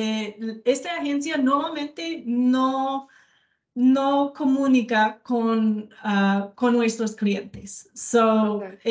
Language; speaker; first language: Spanish; non-native, learner; English